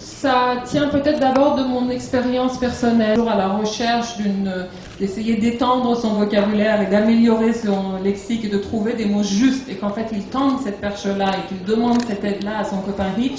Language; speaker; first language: French; native; French